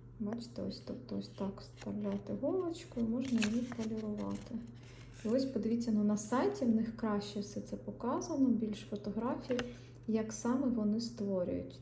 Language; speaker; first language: Ukrainian; non-native, local second language; Russian